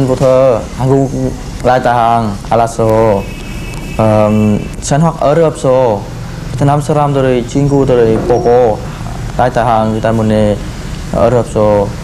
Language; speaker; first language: Korean; non-native, learner; Vietnamese